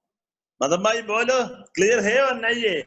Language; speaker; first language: Hindi; non-native, learner; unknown